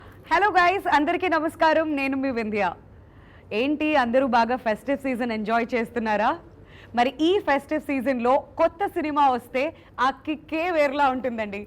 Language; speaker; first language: Telugu; native; Telugu